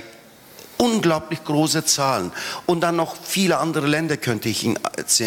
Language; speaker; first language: German; non-native, fluent; Turkish